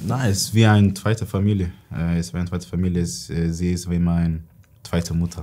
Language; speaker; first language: German; non-native, learner; Swedish